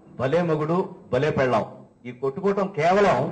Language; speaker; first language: Telugu; native; Telugu